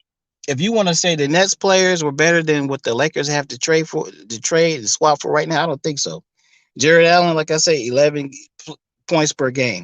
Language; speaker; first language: English; native; English